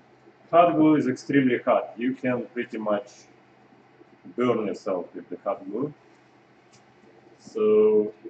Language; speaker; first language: English; non-native, fluent; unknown